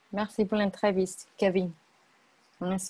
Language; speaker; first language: French; non-native, learner; Spanish